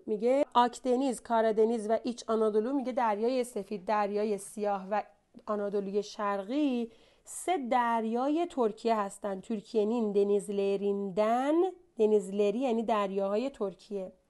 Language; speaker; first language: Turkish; non-native, fluent; Persian